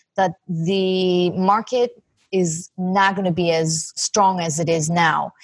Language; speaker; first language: English; non-native, fluent; Hebrew